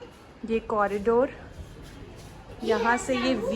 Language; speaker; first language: Hindi; native; Hindi